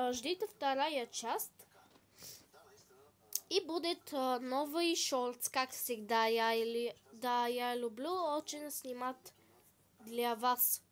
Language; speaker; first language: Russian; non-native, learner; Bulgarian